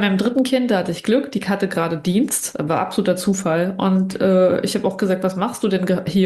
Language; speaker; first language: German; native; German